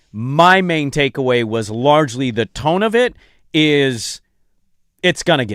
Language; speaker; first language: English; native; English